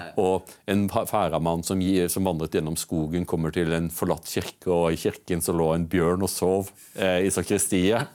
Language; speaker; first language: Norwegian; native; Norwegian